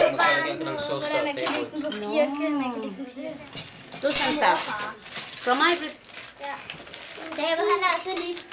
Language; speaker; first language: Danish; non-native, learner; Filipino